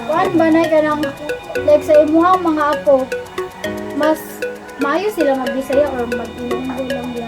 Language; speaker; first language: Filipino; non-native, local second language; Cebuano